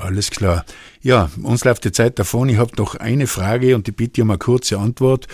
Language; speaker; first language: German; native; German